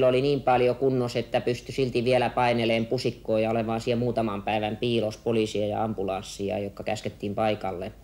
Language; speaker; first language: Finnish; native; Finnish